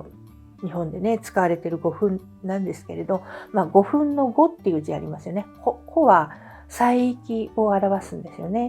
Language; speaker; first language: Japanese; native; Japanese